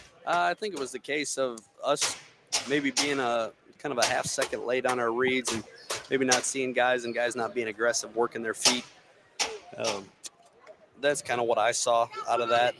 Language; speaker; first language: English; native; English